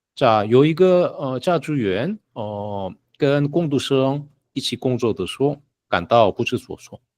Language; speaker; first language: Chinese; non-native, fluent; Korean